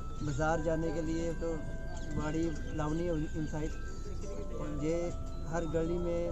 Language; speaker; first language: Hindi; non-native, local second language; Punjabi